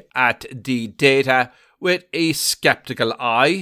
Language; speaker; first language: English; native; English